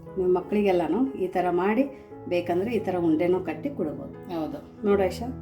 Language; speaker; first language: Kannada; non-native, local second language; Marathi